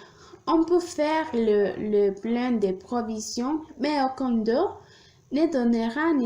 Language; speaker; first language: French; non-native, learner; Spanish